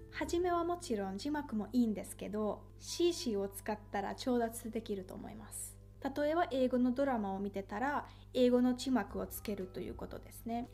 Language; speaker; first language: Japanese; non-native, fluent; Finnish